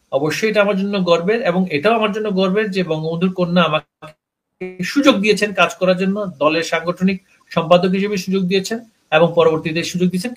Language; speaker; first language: Bangla; native; Bangla